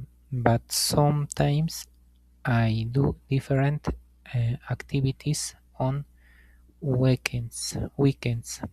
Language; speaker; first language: English; non-native, learner; Spanish